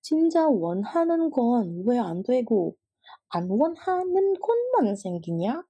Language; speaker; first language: Korean; non-native, fluent; Indonesian